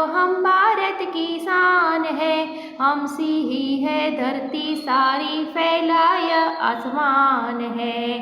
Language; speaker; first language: Hindi; non-native, local second language; Gujarati